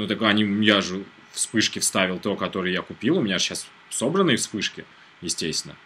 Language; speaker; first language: Russian; native; Russian